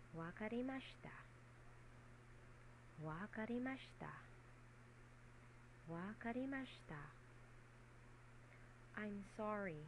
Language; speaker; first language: Japanese; non-native, learner; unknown